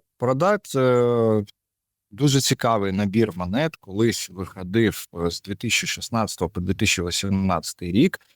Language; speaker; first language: Ukrainian; non-native, local second language; Russian